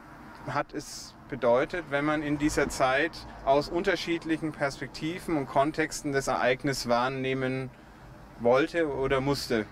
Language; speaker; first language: German; native; German